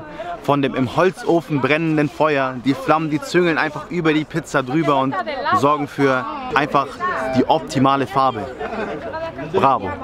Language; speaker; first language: German; native; German